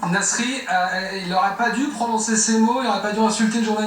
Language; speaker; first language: French; native; French